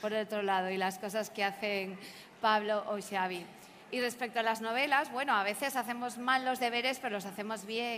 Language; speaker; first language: Spanish; native; Spanish